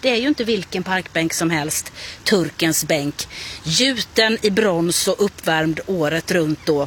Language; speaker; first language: Swedish; native; Swedish